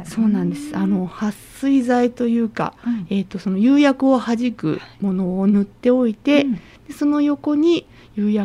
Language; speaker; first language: Japanese; native; Japanese